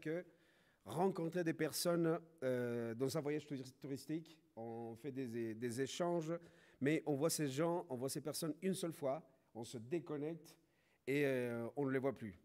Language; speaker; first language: French; non-native, fluent; Spanish